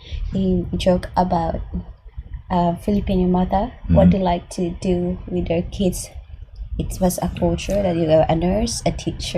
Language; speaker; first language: English; non-native, learner; Filipino